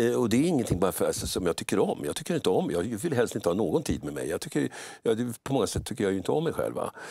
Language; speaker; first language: Swedish; native; Swedish